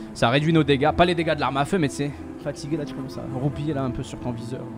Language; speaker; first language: French; non-native, local second language; Arabic